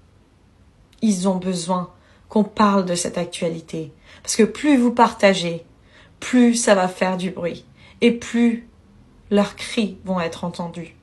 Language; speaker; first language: French; early bilingual, other home language; Persian